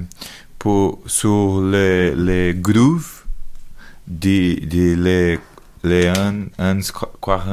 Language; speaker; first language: French; non-native, learner; Portuguese